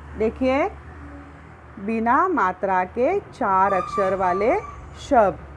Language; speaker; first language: Hindi; non-native, local second language; Marathi